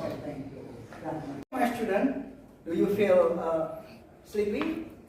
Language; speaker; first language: English; non-native, learner; Indonesian